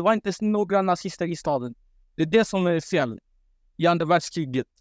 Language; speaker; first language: Swedish; non-native, local second language; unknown